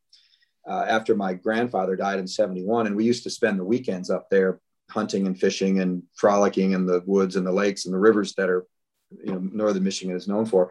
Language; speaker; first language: English; native; English